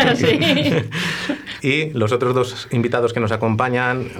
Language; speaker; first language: Spanish; native; Spanish